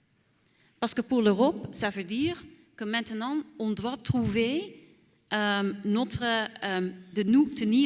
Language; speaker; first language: French; non-native, fluent; Dutch